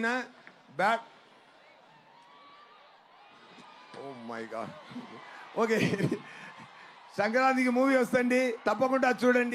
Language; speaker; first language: Telugu; non-native, learner; Tamil